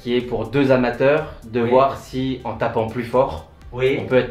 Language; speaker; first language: French; native; French